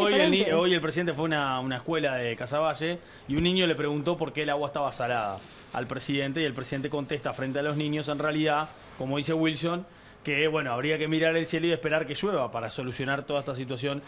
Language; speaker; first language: Spanish; native; Spanish